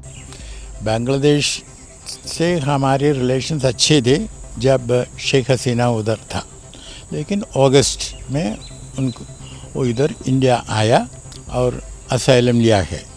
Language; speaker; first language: Hindi; non-native, local second language; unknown